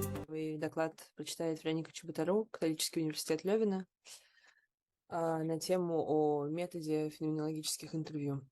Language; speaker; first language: Russian; native; Russian